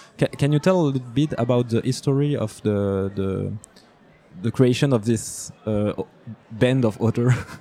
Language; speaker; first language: English; non-native, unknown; French